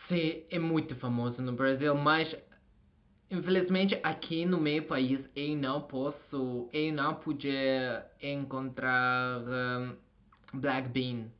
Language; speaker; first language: Portuguese; non-native, learner; Azerbaijani